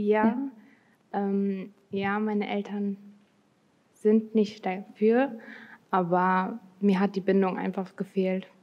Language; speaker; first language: German; early bilingual, other home language; Turkish